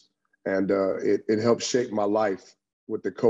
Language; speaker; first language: English; native; English